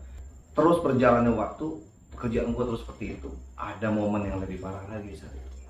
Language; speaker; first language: Indonesian; native; Indonesian